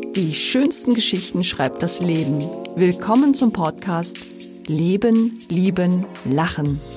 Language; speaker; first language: German; native; German